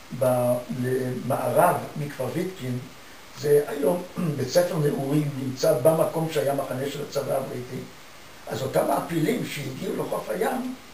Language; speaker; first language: Hebrew; native; Hebrew